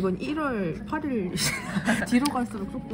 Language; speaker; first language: Korean; native; Korean